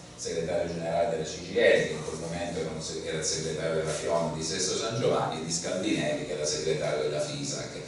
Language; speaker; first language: Italian; native; Italian